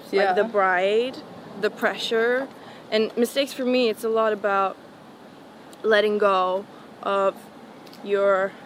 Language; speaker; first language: English; non-native, fluent; Swedish